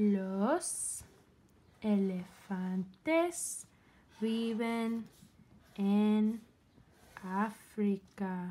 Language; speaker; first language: Spanish; non-native, fluent; English